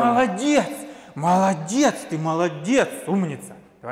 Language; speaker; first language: Russian; native; Russian